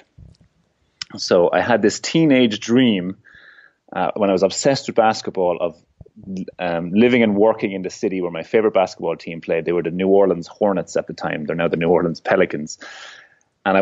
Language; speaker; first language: English; native; English